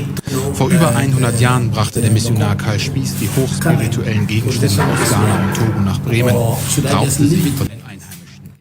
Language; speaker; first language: German; native; German